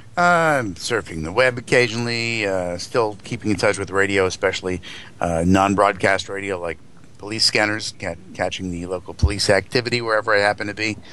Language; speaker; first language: English; native; English